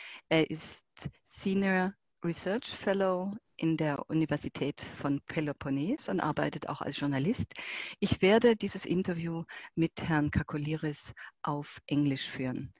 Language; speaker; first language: German; native; German